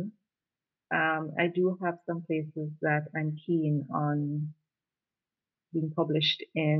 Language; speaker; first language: English; non-native, local second language; Jamaican Creole English